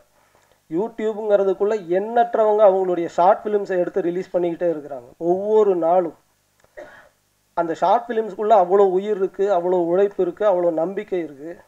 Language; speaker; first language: Tamil; native; Tamil